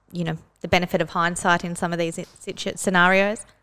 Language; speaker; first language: English; native; English